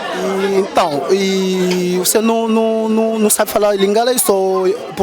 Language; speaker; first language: Portuguese; non-native, fluent; Lingala